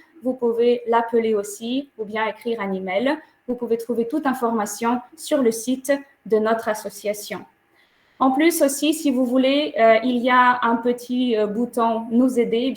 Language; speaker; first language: French; non-native, fluent; Ukrainian